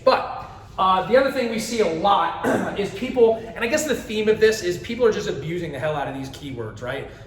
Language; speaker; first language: English; native; English